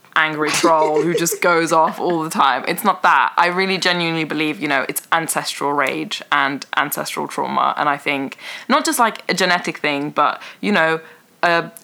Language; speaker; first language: English; early bilingual, other home language; Persian